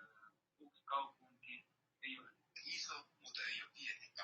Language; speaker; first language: Finnish; non-native, learner; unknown